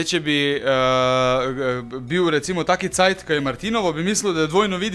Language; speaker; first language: Slovenian; native; Slovenian